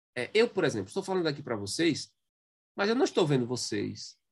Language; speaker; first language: Portuguese; native; Portuguese